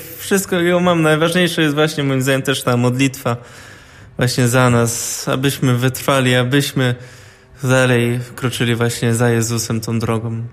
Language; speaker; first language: Polish; early bilingual, heritage; Polish